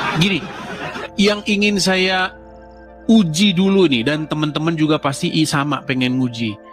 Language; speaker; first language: Indonesian; native; Indonesian